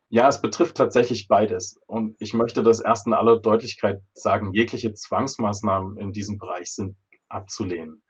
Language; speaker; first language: German; native; German